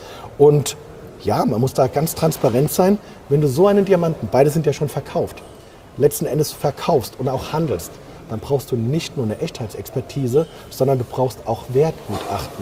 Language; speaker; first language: German; native; German